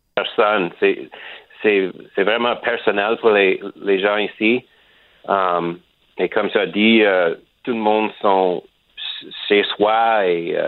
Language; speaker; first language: French; non-native, learner; English